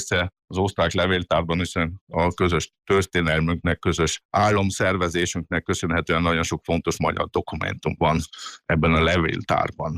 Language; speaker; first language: Hungarian; native; Hungarian